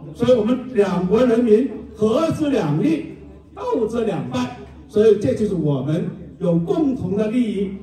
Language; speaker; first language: Chinese; native; Chinese